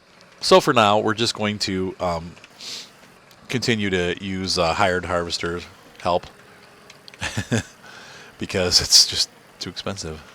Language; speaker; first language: English; native; English